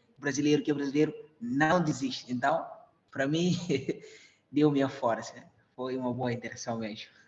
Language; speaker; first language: Portuguese; non-native, local second language; Upper Guinea Crioulo